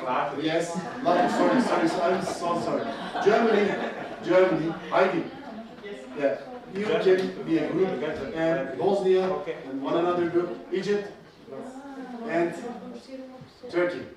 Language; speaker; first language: English; non-native, fluent; Turkish